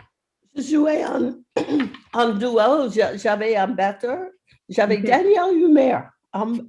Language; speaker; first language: French; non-native, fluent; English